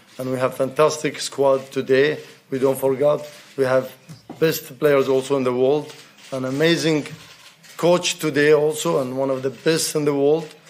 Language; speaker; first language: English; non-native, fluent; Arabic